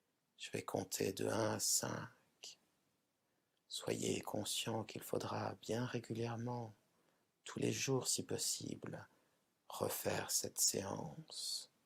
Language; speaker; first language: French; native; French